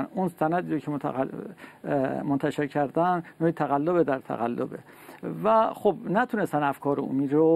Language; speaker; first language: Persian; native; Persian